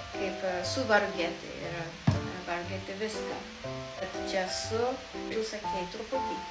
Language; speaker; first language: Lithuanian; non-native, learner; Japanese